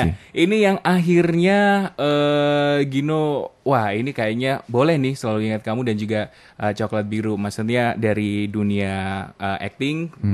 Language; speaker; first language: Indonesian; native; Indonesian